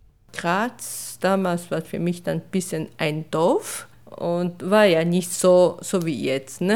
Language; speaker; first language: German; non-native, fluent; Japanese